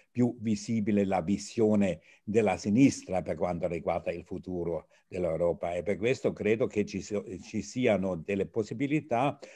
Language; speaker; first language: Italian; non-native, fluent; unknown